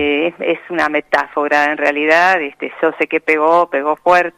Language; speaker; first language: Spanish; native; Spanish